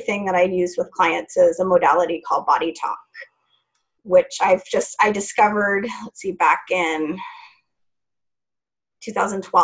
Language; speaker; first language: English; native; English